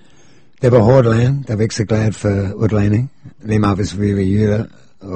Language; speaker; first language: Danish; non-native, fluent; English